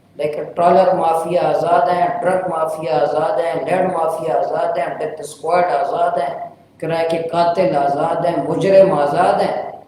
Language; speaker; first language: Urdu; non-native, local second language; Baluchi